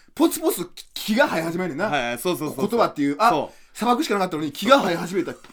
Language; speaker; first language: Japanese; early bilingual, other home language; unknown